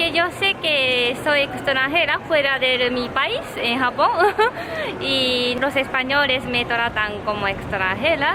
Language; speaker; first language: Spanish; non-native, learner; Japanese